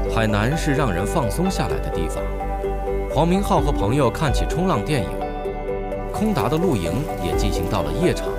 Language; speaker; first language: Chinese; native; Chinese